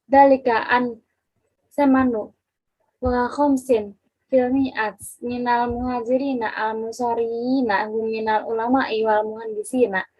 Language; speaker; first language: Arabic; non-native, learner; Indonesian